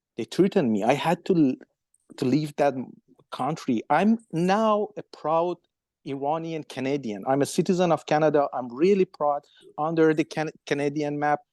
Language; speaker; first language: English; non-native, fluent; Persian